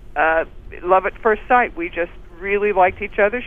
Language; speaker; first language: English; native; English